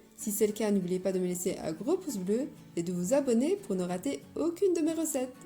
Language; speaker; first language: French; non-native, local second language; Arabic